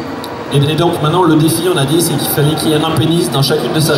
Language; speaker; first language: French; native; French